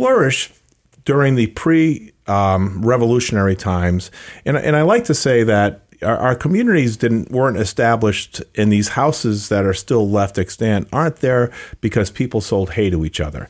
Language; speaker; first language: English; native; English